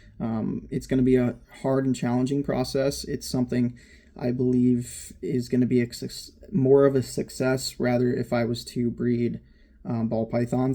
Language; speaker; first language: English; native; English